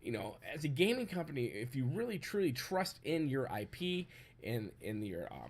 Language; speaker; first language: English; native; English